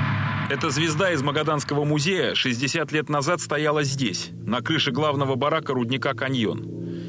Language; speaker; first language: Russian; native; Russian